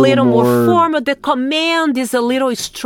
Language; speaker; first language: English; non-native, fluent; Portuguese